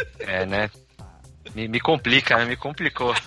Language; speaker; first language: Portuguese; native; Portuguese